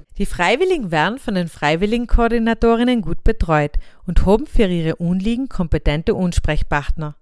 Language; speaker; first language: German; native; German